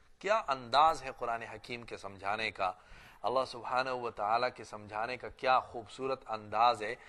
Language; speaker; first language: Urdu; non-native, local second language; Pashto